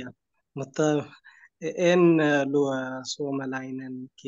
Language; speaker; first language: Finnish; non-native, learner; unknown